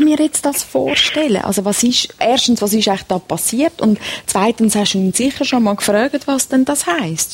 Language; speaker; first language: German; native; German